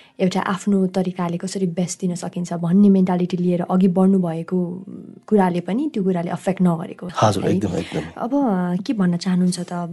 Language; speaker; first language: Nepali; non-native, local second language; Sherpa